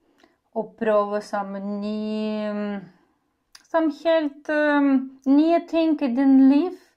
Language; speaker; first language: Norwegian; non-native, learner; Ukrainian